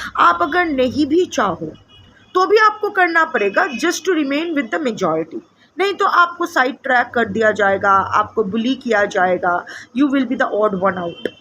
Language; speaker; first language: Hindi; non-native, local second language; Bangla